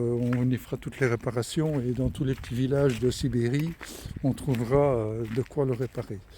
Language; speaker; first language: French; native; French